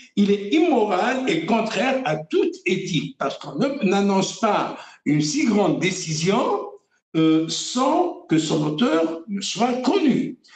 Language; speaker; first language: French; non-native, local second language; Arabic